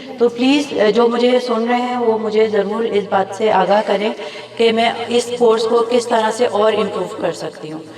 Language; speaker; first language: Urdu; native; Urdu